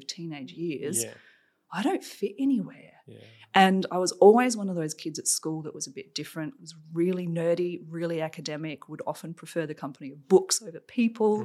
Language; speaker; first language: English; native; English